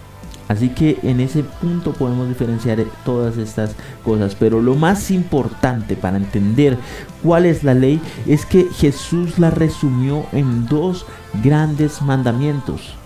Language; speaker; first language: Spanish; native; Spanish